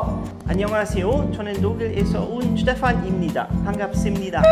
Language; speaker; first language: Korean; non-native, learner; German